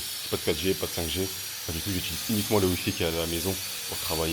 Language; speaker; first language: French; native; French